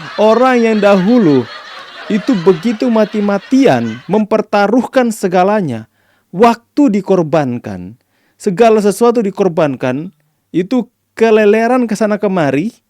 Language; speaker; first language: Indonesian; native; Indonesian